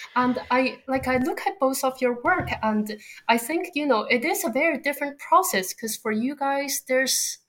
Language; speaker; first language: English; non-native, fluent; Chinese